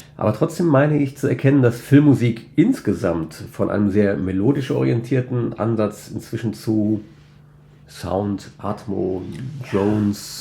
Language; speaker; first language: German; native; German